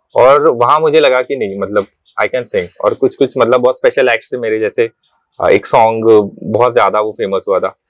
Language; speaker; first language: Hindi; non-native, local second language; Marathi